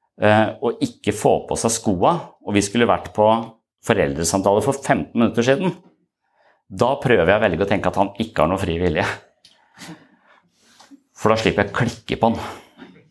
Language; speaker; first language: Norwegian; native; Norwegian